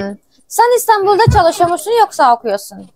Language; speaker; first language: Turkish; non-native, learner; Indonesian